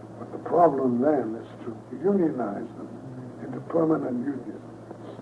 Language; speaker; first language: English; native; English